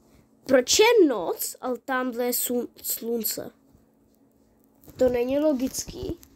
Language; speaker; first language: Czech; early bilingual, other home language; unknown